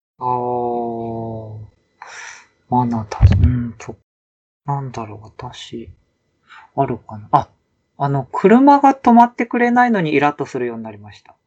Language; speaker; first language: Japanese; native; Japanese